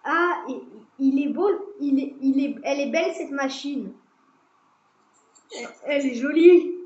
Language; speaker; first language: French; native; French